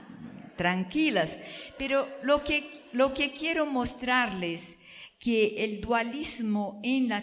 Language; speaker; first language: Spanish; non-native, fluent; Portuguese